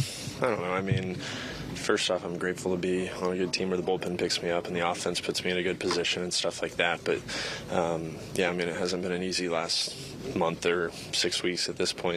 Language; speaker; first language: English; native; English